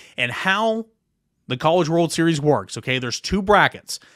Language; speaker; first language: English; native; English